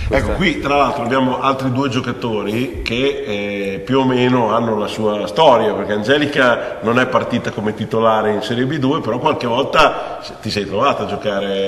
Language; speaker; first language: Italian; native; Italian